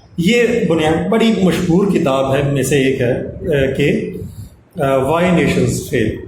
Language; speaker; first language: Urdu; non-native, local second language; Punjabi